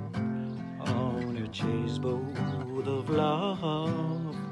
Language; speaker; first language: English; non-native, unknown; French